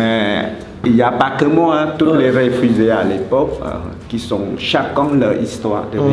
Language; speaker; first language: French; non-native, fluent; Khmer